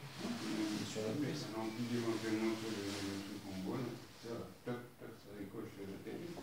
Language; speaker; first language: French; native; French